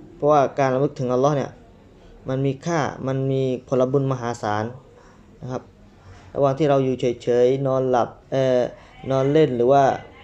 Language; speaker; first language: Thai; non-native, local second language; Malay